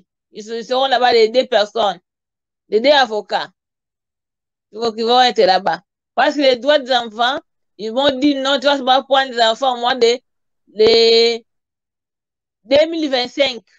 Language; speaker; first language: French; non-native, learner; Portuguese